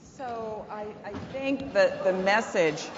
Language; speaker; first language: English; native; English